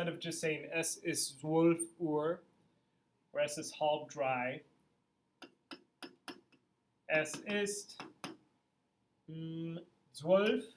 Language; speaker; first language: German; non-native, fluent; English